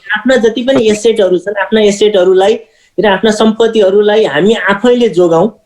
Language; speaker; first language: Nepali; native; Nepali